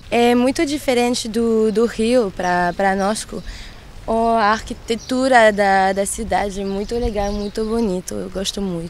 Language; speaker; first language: Portuguese; non-native, learner; French